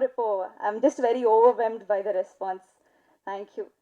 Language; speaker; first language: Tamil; non-native, learner; Telugu